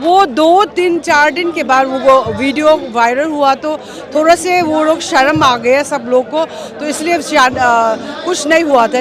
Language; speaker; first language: Hindi; non-native, local second language; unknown